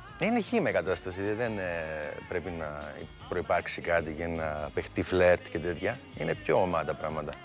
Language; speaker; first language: Greek; native; Greek